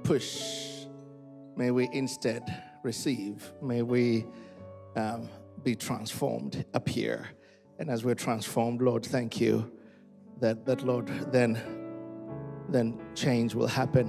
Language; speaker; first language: English; non-native, local second language; Ganda